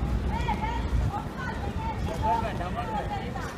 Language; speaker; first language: Swedish; non-native, fluent; Azerbaijani